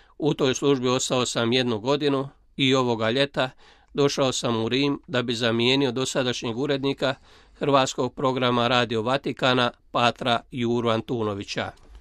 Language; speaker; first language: Croatian; native; Croatian